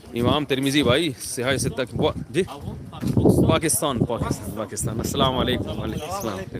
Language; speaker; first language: Urdu; native; Urdu